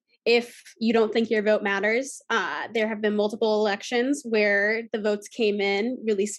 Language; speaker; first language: English; native; English